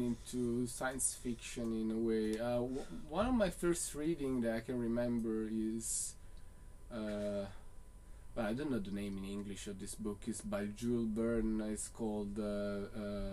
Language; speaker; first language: English; non-native, fluent; Italian